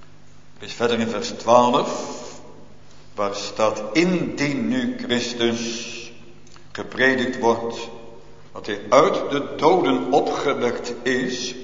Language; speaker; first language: Dutch; native; Dutch